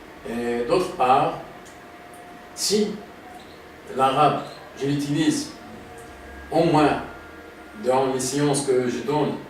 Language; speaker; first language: French; non-native, local second language; Arabic